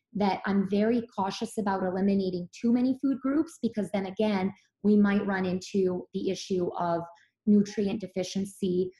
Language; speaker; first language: English; early bilingual, other home language; Serbian